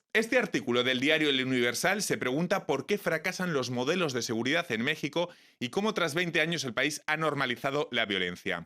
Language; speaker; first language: Spanish; native; Spanish